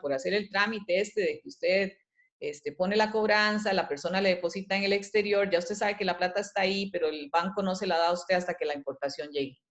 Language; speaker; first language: Spanish; native; Spanish